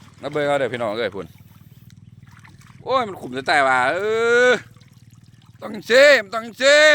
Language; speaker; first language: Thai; non-native, local second language; Lao